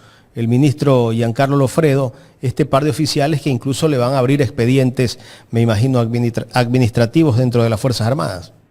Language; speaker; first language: Spanish; native; Spanish